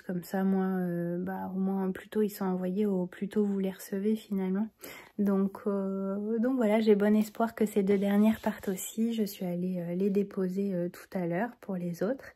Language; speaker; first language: French; native; French